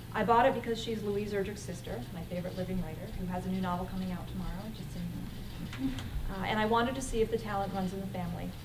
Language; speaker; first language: English; native; English